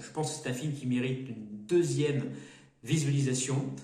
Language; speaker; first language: French; native; French